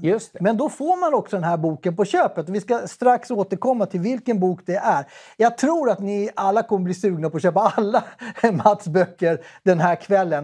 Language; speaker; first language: Swedish; native; Swedish